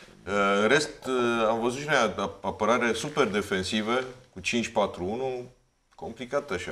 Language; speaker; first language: Romanian; native; Romanian